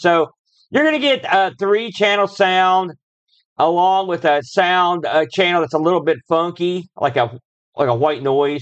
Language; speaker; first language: English; native; English